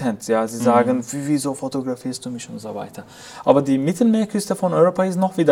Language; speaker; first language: German; non-native, fluent; Turkish